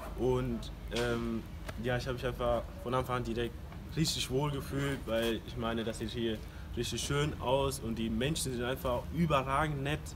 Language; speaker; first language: German; early bilingual, other home language; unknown